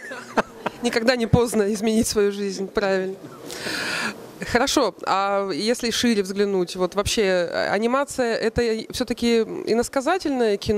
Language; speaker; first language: Russian; native; Russian